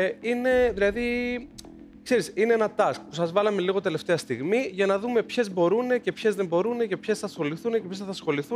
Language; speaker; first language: Greek; native; Greek